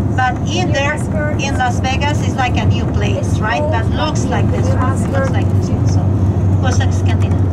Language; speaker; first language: English; non-native, fluent; Spanish